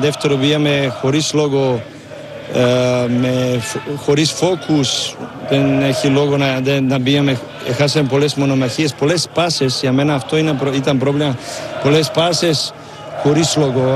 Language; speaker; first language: Greek; non-native, learner; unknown